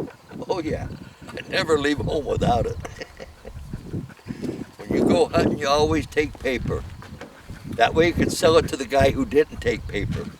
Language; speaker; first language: English; native; English